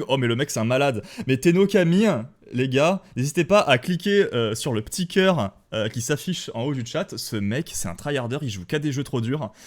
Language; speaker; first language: French; native; French